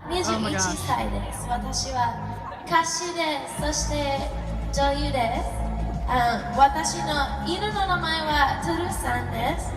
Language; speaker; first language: Japanese; non-native, learner; English